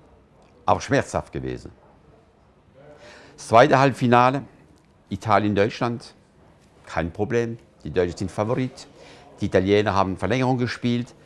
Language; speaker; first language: German; non-native, fluent; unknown